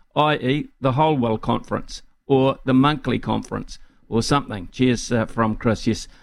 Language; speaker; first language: English; native; English